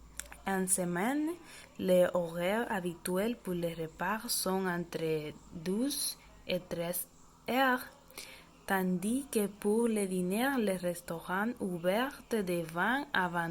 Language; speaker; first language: French; non-native, learner; Spanish